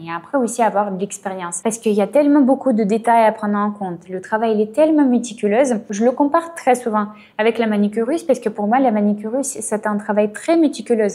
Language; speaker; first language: French; non-native, fluent; Russian